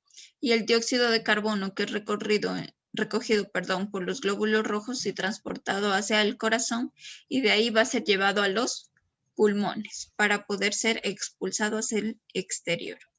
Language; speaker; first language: Spanish; native; Spanish